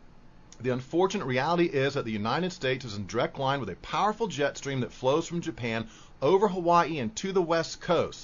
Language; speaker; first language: English; native; English